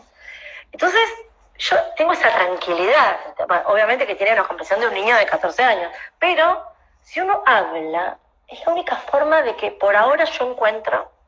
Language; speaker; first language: Spanish; native; Spanish